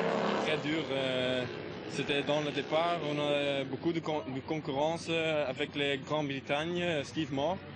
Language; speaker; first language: French; non-native, learner; Dutch